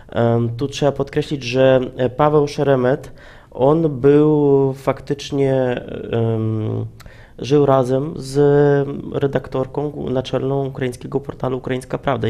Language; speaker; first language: Polish; non-native, fluent; Ukrainian